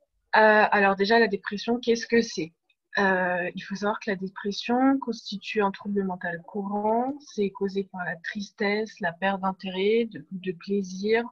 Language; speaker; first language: French; native; French